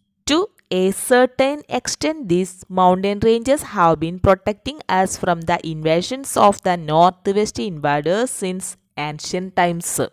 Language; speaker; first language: English; non-native, local second language; Malayalam